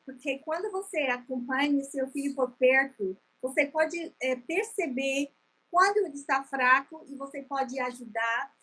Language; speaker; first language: Portuguese; non-native, fluent; English